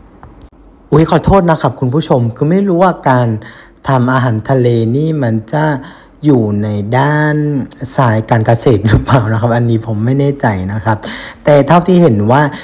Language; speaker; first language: Thai; non-native, fluent; Vietnamese